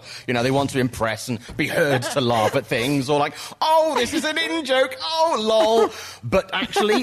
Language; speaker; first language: English; native; English